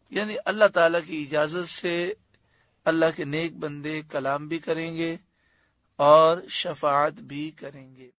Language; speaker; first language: Urdu; native; Urdu